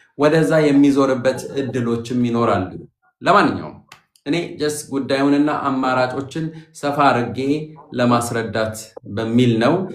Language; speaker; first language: Amharic; native; Amharic